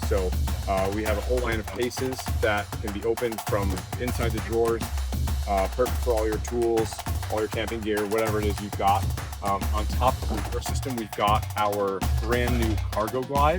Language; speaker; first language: English; native; English